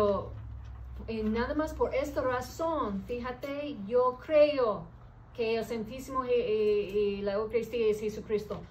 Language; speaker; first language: Spanish; early bilingual, heritage; English